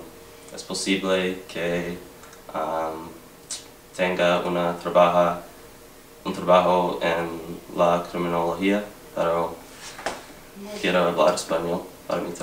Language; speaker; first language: Spanish; non-native, learner; English